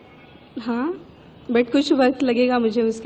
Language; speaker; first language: Hindi; native; Hindi